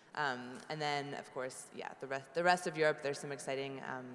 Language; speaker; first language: English; native; English